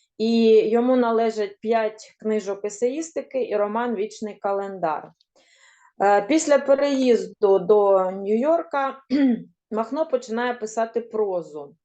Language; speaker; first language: Ukrainian; native; Ukrainian